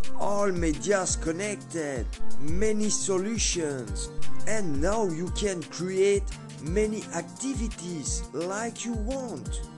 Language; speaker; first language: English; non-native, learner; French